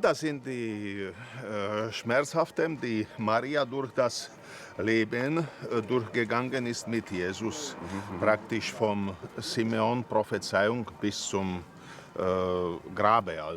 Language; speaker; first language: German; non-native, fluent; Slovak